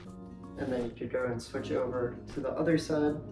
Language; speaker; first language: English; native; English